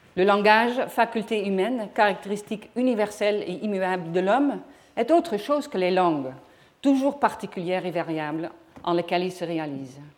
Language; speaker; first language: French; non-native, fluent; Dutch